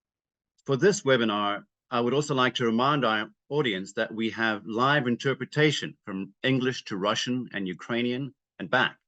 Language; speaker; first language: English; native; English